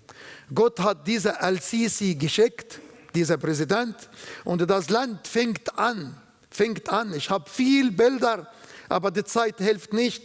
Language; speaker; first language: German; non-native, learner; Arabic